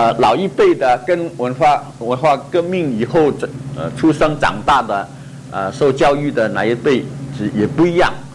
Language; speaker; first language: Chinese; non-native, local second language; Cantonese